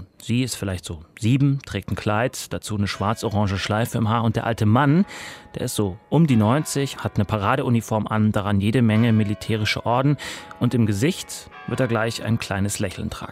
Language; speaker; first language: German; native; German